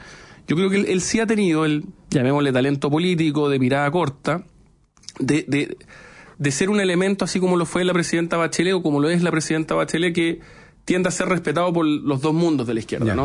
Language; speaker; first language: Spanish; native; Spanish